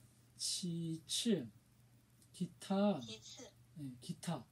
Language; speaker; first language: Chinese; non-native, learner; Korean